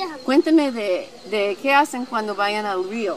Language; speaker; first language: Spanish; non-native, fluent; English